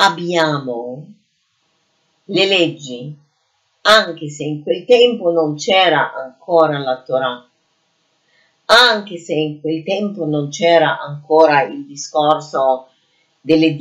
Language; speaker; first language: Italian; non-native, fluent; English